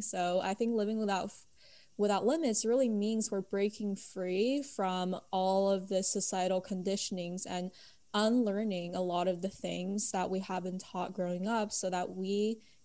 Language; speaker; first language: English; early bilingual, other home language; Chinese